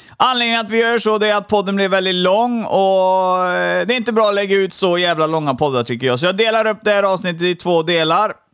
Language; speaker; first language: Swedish; native; Swedish